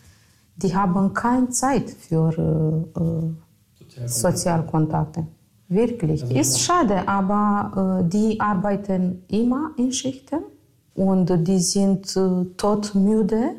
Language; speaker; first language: German; non-native, fluent; Romanian